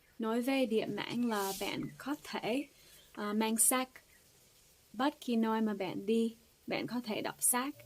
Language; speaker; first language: Vietnamese; non-native, fluent; English